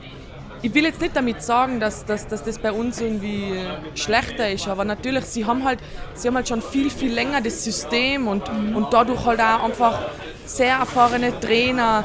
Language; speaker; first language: German; native; German